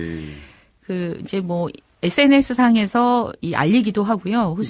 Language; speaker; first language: Korean; native; Korean